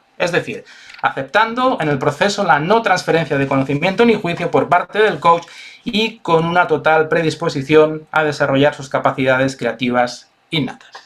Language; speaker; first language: Spanish; native; Spanish